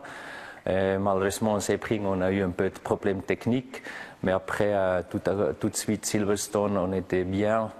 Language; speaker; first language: French; non-native, local second language; German